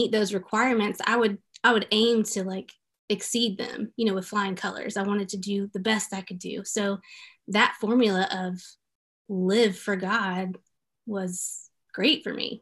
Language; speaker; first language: English; native; English